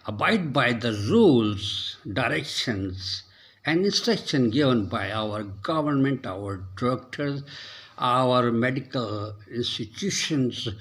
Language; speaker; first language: English; non-native, local second language; Urdu